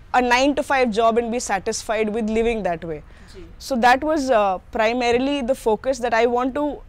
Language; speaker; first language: Hindi; native; Hindi